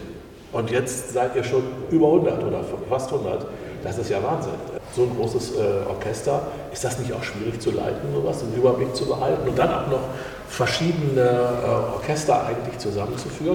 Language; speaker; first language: German; native; German